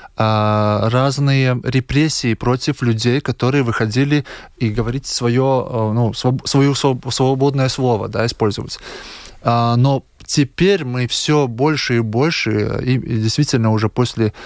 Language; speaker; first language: Russian; non-native, local second language; Latvian